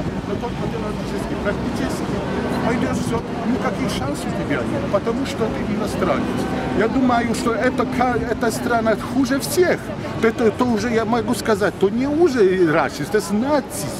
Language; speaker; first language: Russian; non-native, learner; Polish